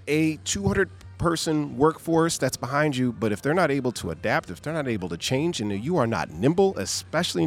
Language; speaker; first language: English; native; English